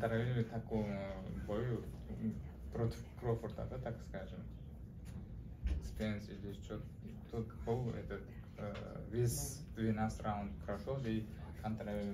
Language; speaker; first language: Russian; non-native, learner; Uzbek